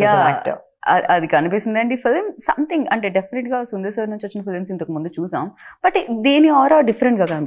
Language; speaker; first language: Telugu; native; Telugu